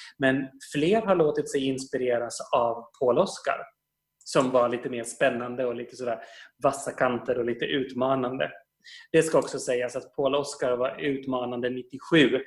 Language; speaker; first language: Swedish; native; Swedish